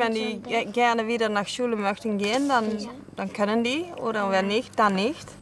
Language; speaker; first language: German; non-native, learner; Dutch